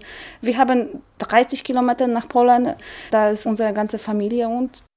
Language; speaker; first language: German; non-native, learner; Polish